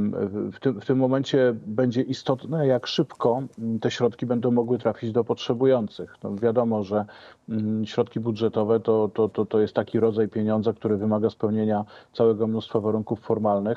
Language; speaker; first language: Polish; native; Polish